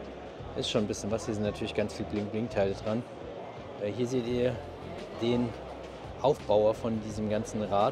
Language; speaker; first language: German; native; German